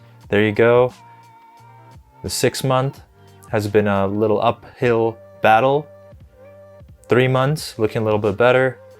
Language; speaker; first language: English; native; English